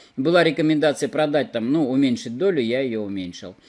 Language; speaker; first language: Russian; native; Russian